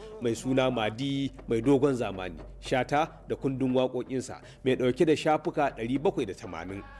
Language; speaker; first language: Hausa; native; Hausa